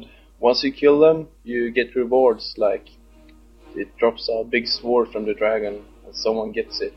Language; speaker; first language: English; non-native, fluent; Swedish